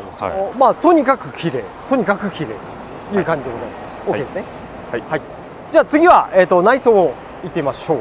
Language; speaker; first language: Japanese; native; Japanese